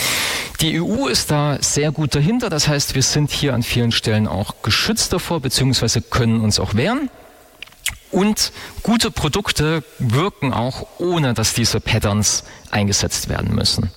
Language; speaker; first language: German; native; German